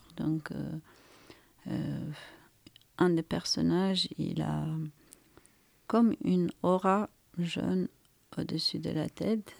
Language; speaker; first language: French; non-native, fluent; Romanian